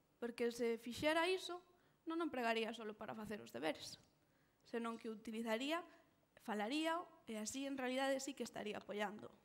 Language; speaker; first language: Galician; non-native, local second language; Spanish